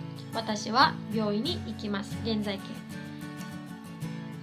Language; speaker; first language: Japanese; non-native, fluent; Cebuano